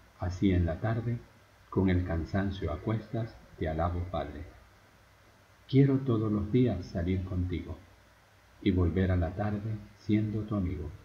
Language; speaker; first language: Spanish; native; Spanish